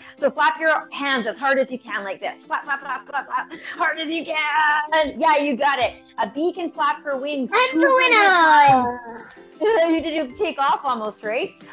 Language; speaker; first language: English; native; English